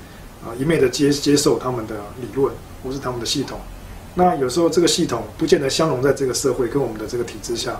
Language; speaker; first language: Chinese; native; Chinese